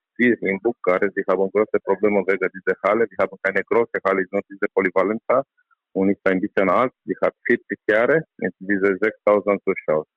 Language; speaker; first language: German; non-native, learner; Romanian